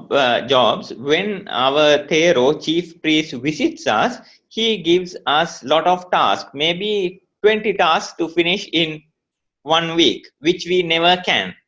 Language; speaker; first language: English; non-native, local second language; Sinhala